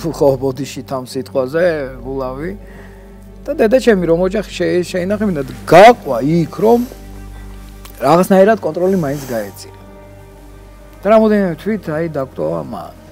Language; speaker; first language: Georgian; non-native, local second language; Russian